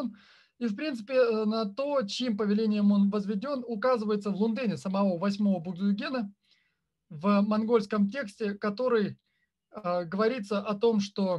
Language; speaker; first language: Russian; native; Russian